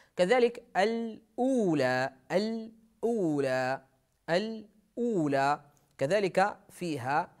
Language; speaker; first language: Arabic; native; Arabic